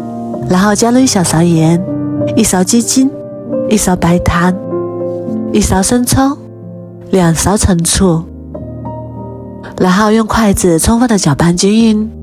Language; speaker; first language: Chinese; native; Chinese